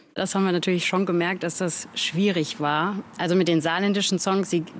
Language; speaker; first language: German; native; German